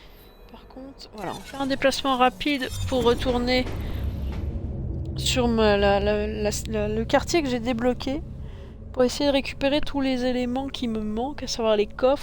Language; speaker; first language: French; native; French